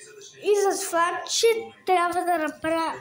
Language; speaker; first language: Bulgarian; early bilingual, heritage; Bulgarian